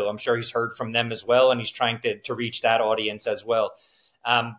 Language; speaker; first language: English; native; English